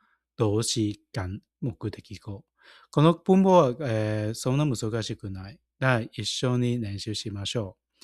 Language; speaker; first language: Japanese; non-native, learner; Cantonese